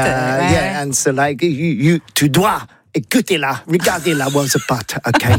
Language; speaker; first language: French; non-native, learner; English